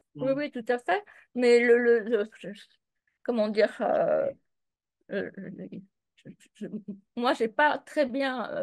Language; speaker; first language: French; native; French